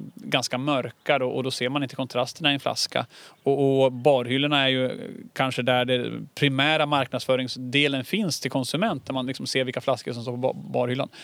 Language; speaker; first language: Swedish; native; Swedish